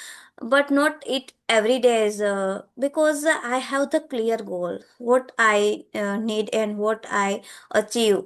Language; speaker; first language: English; non-native, learner; Gujarati